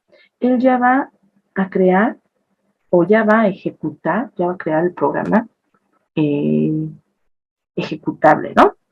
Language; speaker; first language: Spanish; native; Spanish